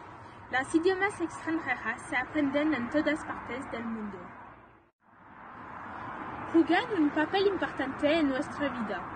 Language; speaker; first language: Spanish; non-native, learner; French